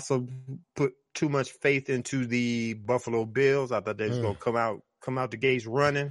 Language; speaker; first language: English; native; English